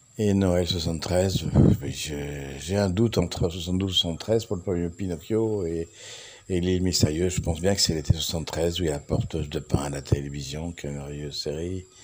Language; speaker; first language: French; native; French